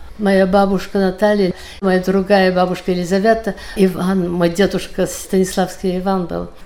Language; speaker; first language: Russian; early bilingual, heritage; Russian